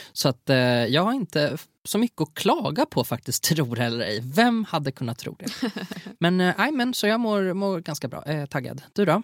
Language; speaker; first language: Swedish; native; Swedish